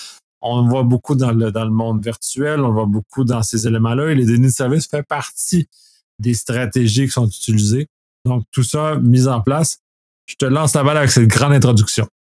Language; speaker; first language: French; native; French